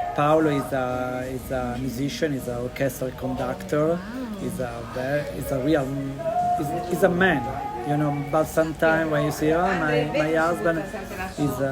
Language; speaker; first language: English; non-native, learner; Italian